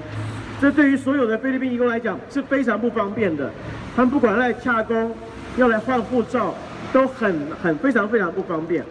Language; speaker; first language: Chinese; native; Chinese